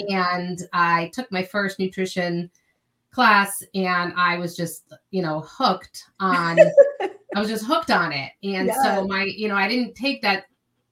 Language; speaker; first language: English; native; English